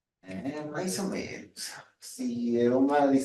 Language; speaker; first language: Portuguese; non-native, fluent; Spanish